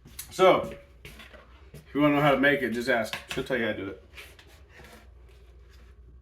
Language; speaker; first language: English; native; English